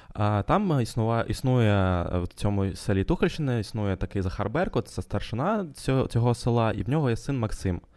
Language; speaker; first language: Ukrainian; non-native, local second language; Russian